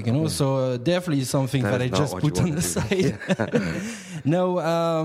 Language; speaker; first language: English; non-native, fluent; French